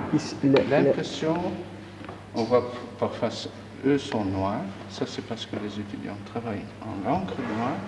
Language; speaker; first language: French; non-native, fluent; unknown